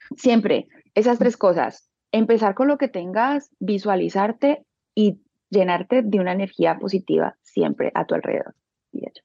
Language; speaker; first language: Spanish; native; Spanish